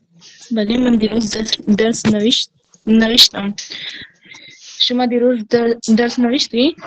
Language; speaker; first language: Persian; non-native, learner; Urdu